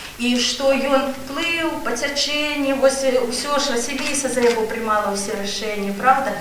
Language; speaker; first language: Belarusian; non-native, local second language; Russian